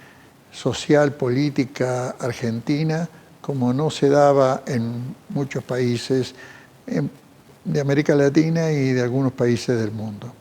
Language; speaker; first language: Spanish; native; Spanish